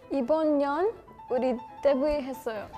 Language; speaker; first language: Korean; non-native, learner; Filipino